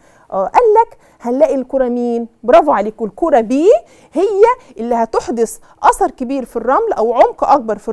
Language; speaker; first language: Arabic; native; Arabic